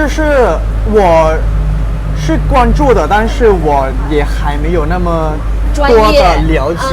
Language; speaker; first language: Chinese; non-native, fluent; Thai